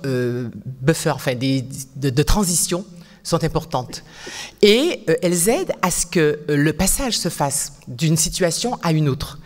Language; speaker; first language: French; native; French